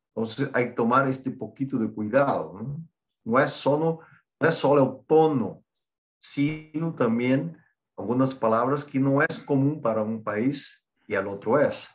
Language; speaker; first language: Spanish; non-native, fluent; Portuguese